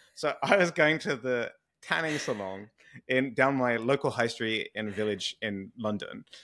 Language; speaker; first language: English; native; English